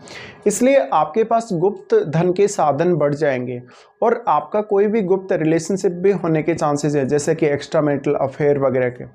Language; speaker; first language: Hindi; native; Hindi